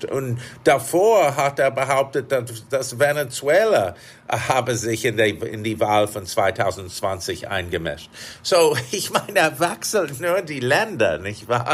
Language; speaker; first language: German; non-native, fluent; English